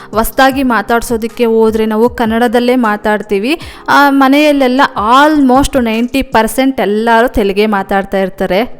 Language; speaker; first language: Kannada; non-native, local second language; Telugu